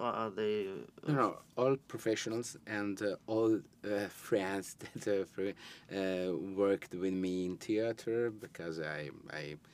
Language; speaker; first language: English; non-native, learner; Italian